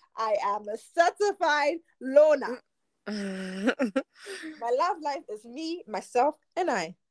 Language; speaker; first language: English; non-native, local second language; Akan